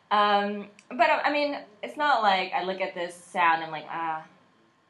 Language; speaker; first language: English; native; English